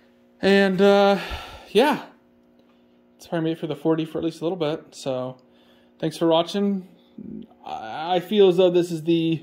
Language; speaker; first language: English; native; English